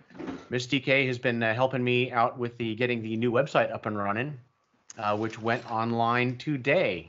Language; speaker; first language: English; native; English